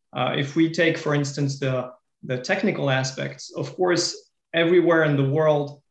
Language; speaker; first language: English; non-native, fluent; French